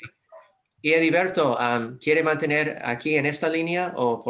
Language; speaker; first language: Spanish; non-native, fluent; English